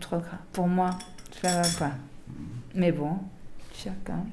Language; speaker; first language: French; non-native, learner; Portuguese